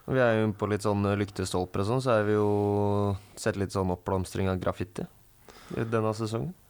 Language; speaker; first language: Norwegian; native; Norwegian